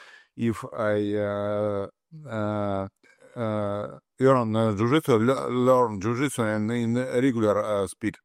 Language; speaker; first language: English; non-native, learner; Russian